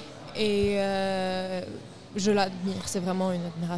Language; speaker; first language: French; non-native, local second language; Arabic